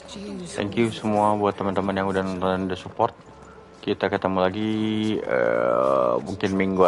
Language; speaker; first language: Indonesian; native; Indonesian